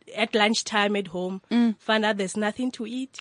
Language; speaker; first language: English; non-native, local second language; Northern Sotho